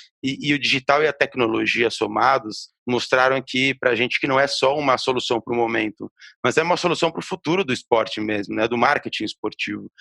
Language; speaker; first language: Portuguese; native; Portuguese